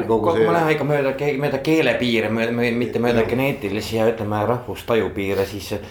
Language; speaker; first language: Estonian; native; Estonian